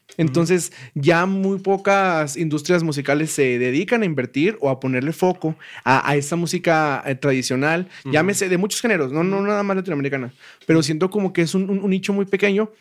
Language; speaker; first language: Spanish; native; Spanish